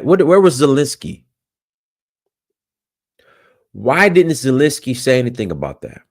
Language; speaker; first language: English; native; English